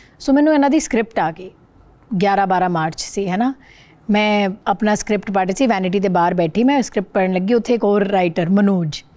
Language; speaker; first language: Punjabi; non-native, local second language; Hindi